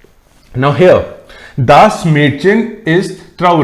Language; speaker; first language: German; non-native, fluent; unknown